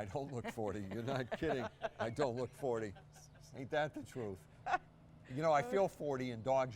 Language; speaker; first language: English; native; English